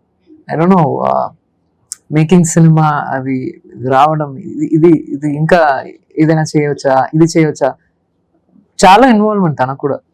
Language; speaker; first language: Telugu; non-native, learner; Tamil